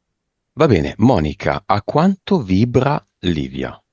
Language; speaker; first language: Italian; native; Italian